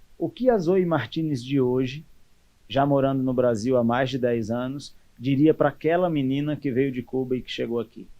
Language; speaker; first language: Portuguese; native; Portuguese